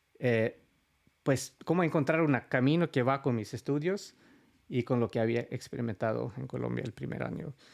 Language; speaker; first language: Spanish; non-native, fluent; Swedish